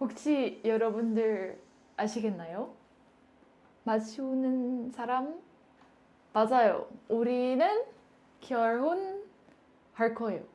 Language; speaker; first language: Korean; non-native, learner; Dutch